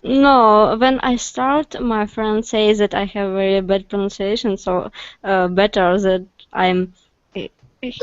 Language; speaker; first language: English; non-native, learner; Russian